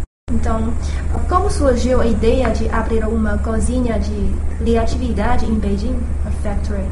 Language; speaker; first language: Portuguese; non-native, fluent; Chinese